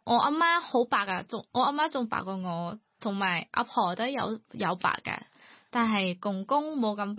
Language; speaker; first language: Cantonese; non-native, learner; Thai